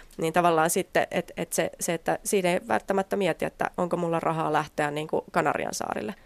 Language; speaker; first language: Finnish; native; Finnish